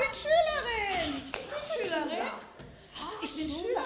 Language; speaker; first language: German; non-native, fluent; Portuguese